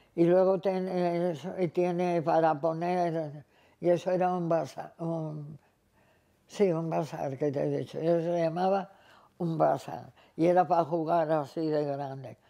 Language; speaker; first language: Spanish; native; Spanish